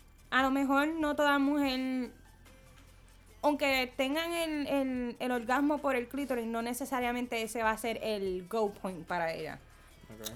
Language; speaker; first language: Spanish; native; Spanish